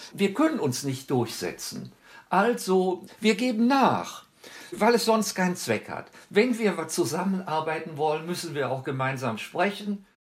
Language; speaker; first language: German; native; German